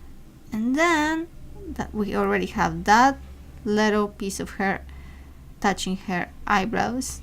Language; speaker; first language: English; non-native, fluent; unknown